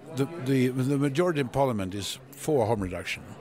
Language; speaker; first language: English; non-native, fluent; Swedish